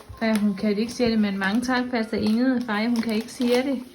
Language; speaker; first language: Danish; non-native, learner; Thai